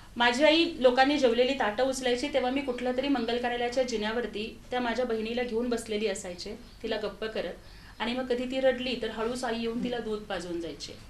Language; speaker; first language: Marathi; non-native, local second language; Telugu